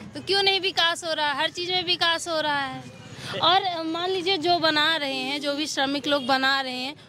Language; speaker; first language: Hindi; native; Hindi